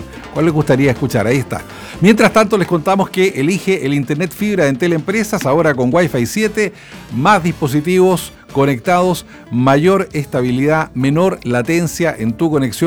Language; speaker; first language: Spanish; native; Spanish